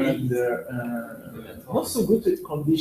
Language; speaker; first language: English; non-native, learner; Japanese